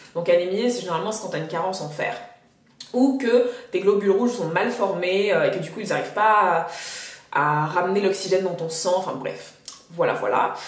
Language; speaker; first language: French; native; French